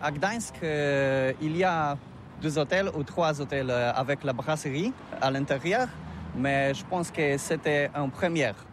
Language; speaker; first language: French; non-native, learner; Polish